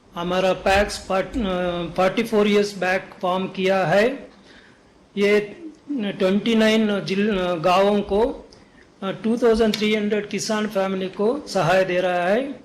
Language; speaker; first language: Hindi; non-native, local second language; Kannada